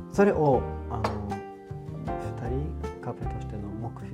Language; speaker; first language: Japanese; non-native, fluent; Swedish